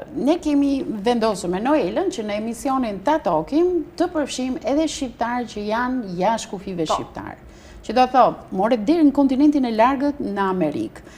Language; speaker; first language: Albanian; native; Albanian